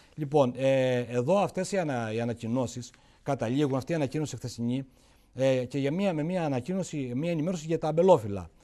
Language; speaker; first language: Greek; native; Greek